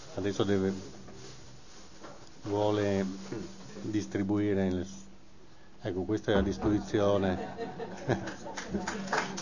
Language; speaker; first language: Italian; native; Italian